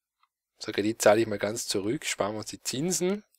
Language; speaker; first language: German; native; German